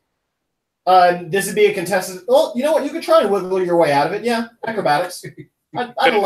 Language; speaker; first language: English; native; English